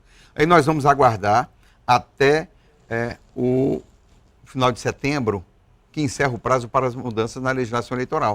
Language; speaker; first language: Portuguese; native; Portuguese